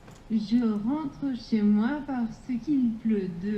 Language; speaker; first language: French; non-native, learner; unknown